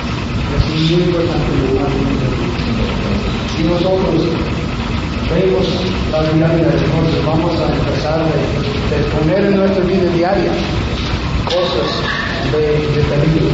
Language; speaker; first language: Spanish; non-native, fluent; English